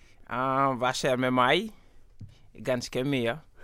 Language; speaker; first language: Norwegian; non-native, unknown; Wolof